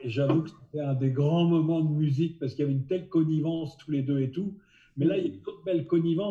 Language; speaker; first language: French; native; French